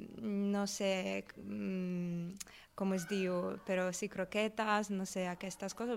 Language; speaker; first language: Catalan; non-native, learner; Russian